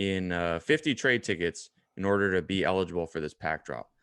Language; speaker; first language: English; native; English